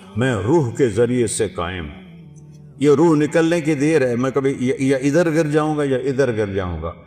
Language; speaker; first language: Urdu; non-native, local second language; Saraiki